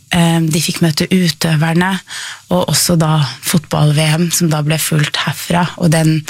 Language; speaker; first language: Norwegian; native; Norwegian